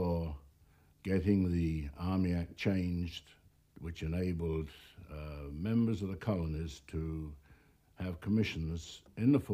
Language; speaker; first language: English; native; English